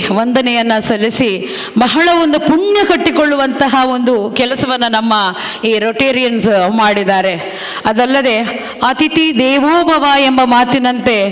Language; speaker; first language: Kannada; non-native, local second language; Tulu